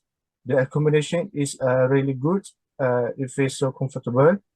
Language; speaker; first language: English; non-native, learner; Malay